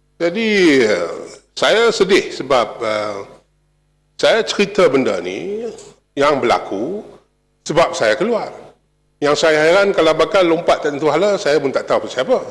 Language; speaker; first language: Malay; non-native, local second language; Chinese